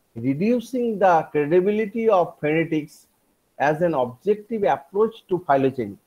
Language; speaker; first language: English; non-native, local second language; Bangla